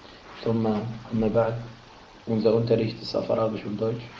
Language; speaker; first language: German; non-native, fluent; Arabic